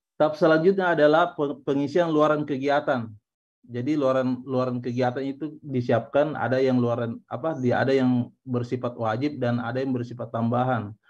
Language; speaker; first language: Indonesian; native; Indonesian